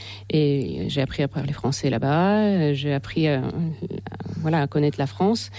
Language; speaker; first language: French; non-native, fluent; Russian